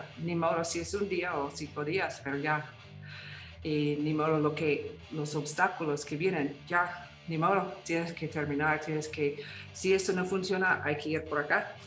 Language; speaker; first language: Spanish; non-native, fluent; English